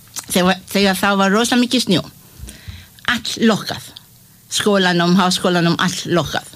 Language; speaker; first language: Icelandic; non-native, learner; Malay